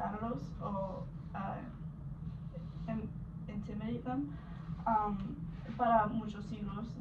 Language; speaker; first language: Spanish; non-native, learner; English